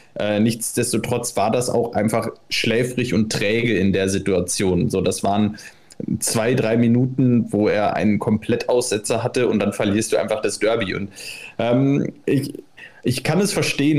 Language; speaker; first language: German; native; German